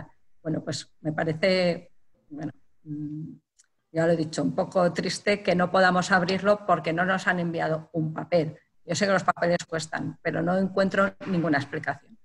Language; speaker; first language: Spanish; native; Spanish